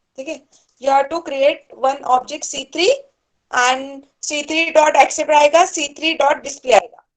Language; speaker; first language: Hindi; non-native, local second language; Marathi